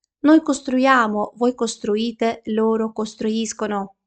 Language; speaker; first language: Italian; non-native, fluent; Ukrainian